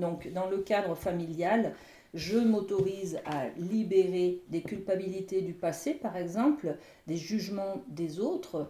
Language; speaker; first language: French; native; French